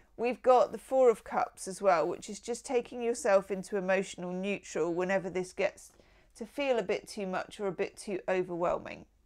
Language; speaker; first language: English; native; English